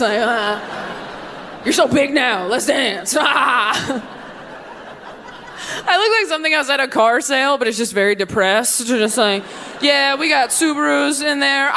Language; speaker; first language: English; native; English